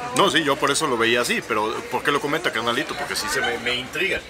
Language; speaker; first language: Spanish; native; Spanish